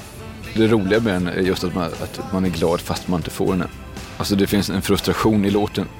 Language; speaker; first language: Swedish; native; Swedish